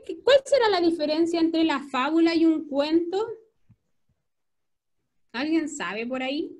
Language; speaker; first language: Spanish; native; Spanish